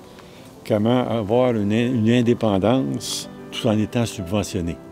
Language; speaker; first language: French; native; French